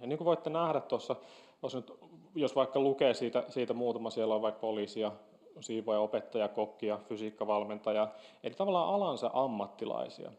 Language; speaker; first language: Finnish; native; Finnish